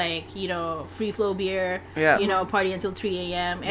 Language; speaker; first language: English; non-native, local second language; Malay